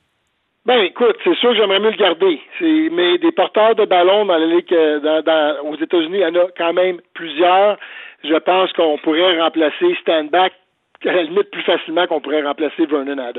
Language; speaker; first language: French; native; French